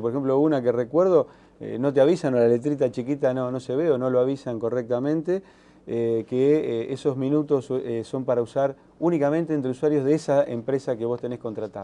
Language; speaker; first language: Spanish; native; Spanish